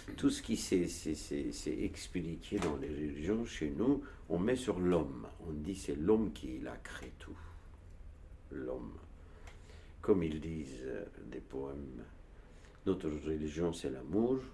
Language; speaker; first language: French; non-native, learner; Turkish